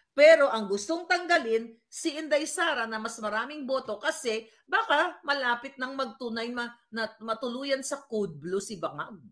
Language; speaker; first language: Filipino; non-native, local second language; Cebuano